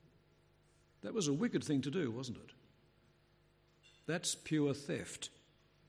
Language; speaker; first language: English; native; English